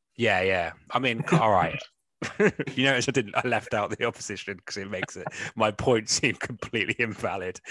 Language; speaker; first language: English; native; English